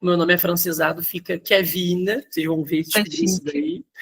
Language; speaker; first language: Portuguese; native; Portuguese